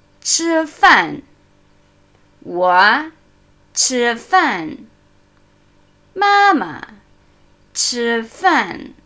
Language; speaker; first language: Chinese; non-native, fluent; German